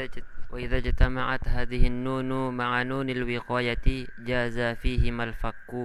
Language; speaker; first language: Arabic; non-native, fluent; Indonesian